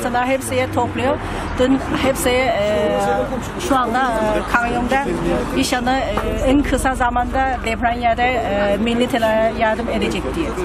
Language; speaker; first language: Turkish; non-native, learner; Chinese